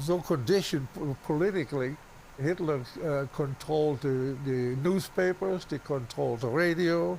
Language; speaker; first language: English; non-native, fluent; German